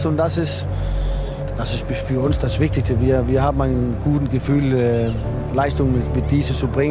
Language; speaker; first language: German; non-native, learner; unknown